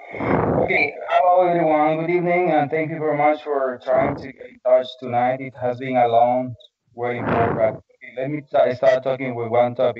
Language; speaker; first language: English; non-native, learner; Spanish